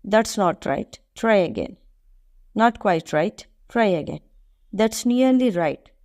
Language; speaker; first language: English; non-native, local second language; Telugu